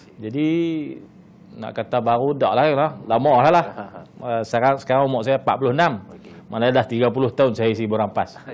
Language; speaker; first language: Malay; native; Malay